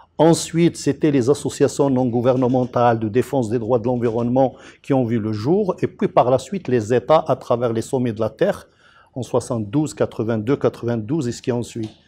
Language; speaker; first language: French; non-native, local second language; Arabic